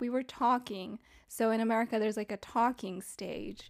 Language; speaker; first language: English; early bilingual, other home language; Japanese